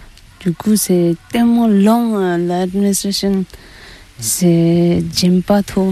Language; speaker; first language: French; non-native, learner; Tibetan